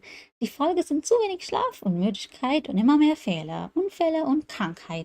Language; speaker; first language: German; non-native, learner; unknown